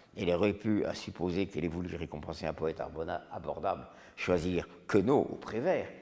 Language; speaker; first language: French; native; French